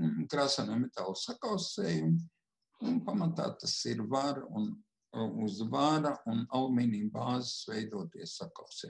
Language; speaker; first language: Latvian; native; Latvian